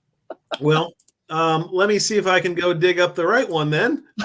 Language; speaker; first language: English; native; English